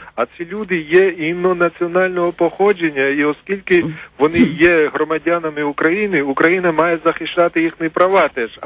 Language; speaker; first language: Ukrainian; non-native, fluent; Georgian